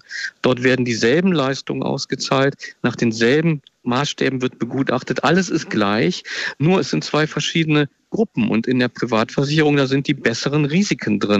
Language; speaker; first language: German; native; German